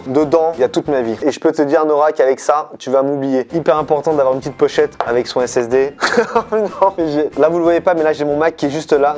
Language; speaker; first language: French; native; French